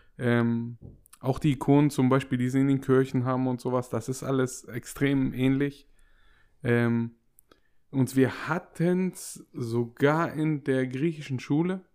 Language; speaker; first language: German; native; German